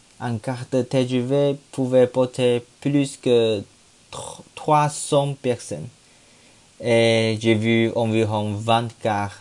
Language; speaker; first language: French; non-native, learner; Chinese